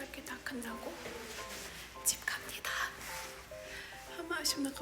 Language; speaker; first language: Korean; non-native, learner; Uzbek